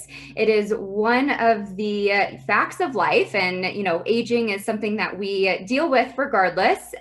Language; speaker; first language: English; native; English